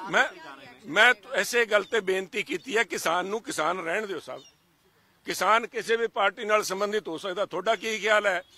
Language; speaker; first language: Hindi; native; Hindi